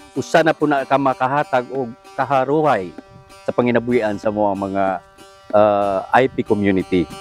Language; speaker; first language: Cebuano; non-native, local second language; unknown